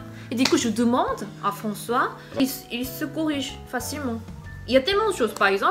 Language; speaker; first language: French; non-native, fluent; Korean